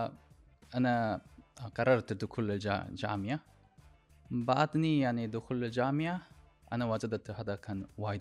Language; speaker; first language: Arabic; non-native, learner; Korean